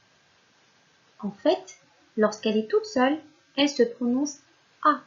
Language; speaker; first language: French; non-native, local second language; Arabic